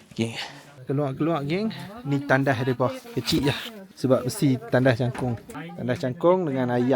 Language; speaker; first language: Malay; native; Malay